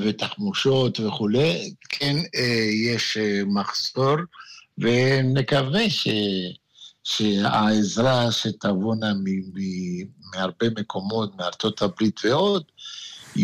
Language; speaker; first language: Hebrew; non-native, fluent; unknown